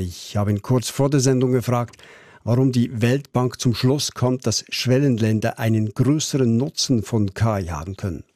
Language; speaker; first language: German; native; German